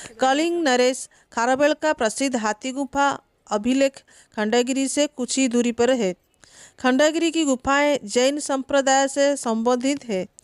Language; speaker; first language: Hindi; non-native, local second language; Odia